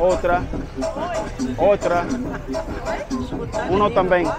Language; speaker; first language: Portuguese; non-native, learner; English